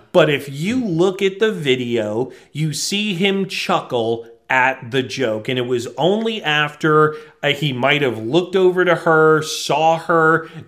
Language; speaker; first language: English; native; English